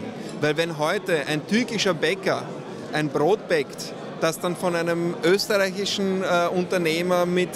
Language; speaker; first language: German; early bilingual, other home language; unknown